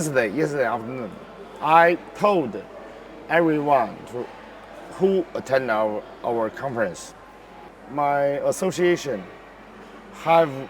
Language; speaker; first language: English; non-native, learner; Chinese